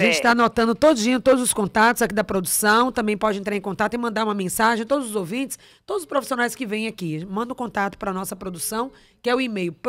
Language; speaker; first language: Portuguese; native; Portuguese